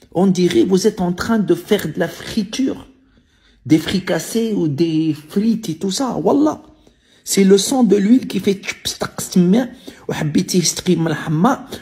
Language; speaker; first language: French; non-native, local second language; Arabic